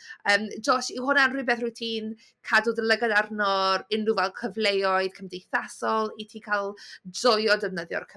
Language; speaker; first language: Welsh; native; Welsh